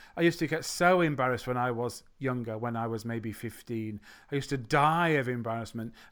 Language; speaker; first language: English; native; English